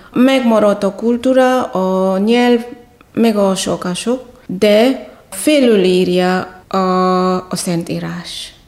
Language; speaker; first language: Hungarian; non-native, fluent; Indonesian